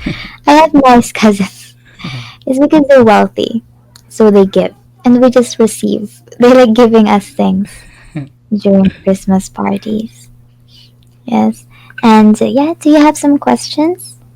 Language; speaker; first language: English; non-native, fluent; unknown